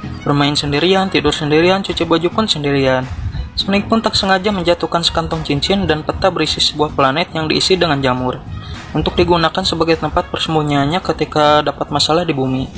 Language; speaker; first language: Indonesian; native; Indonesian